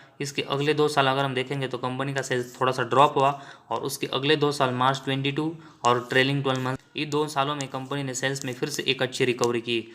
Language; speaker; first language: Hindi; non-native, local second language; Marathi